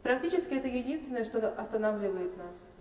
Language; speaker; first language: Russian; native; Russian